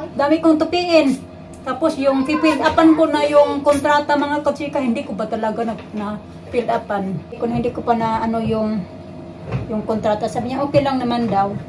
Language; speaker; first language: Filipino; native; Filipino